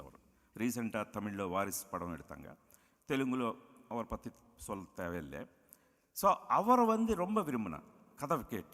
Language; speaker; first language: Tamil; non-native, local second language; Telugu